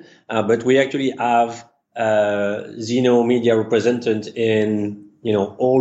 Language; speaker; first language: English; non-native, fluent; French